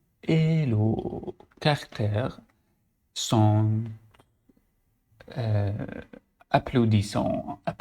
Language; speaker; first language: French; non-native, learner; Arabic